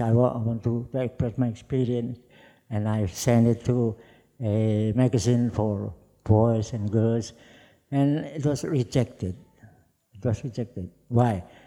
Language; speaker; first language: English; non-native, fluent; Javanese